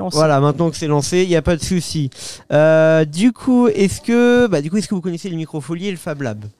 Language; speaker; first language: French; native; French